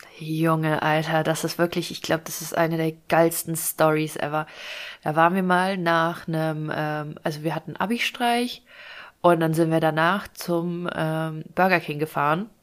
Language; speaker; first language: German; early bilingual, other home language; Russian